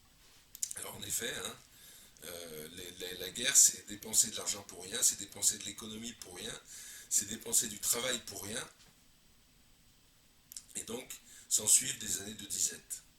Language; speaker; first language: French; native; French